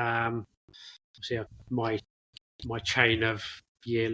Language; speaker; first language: English; native; English